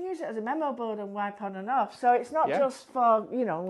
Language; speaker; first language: English; native; English